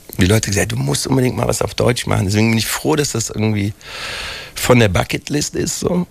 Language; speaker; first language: German; native; German